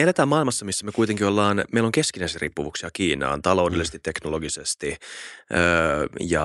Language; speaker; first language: Finnish; native; Finnish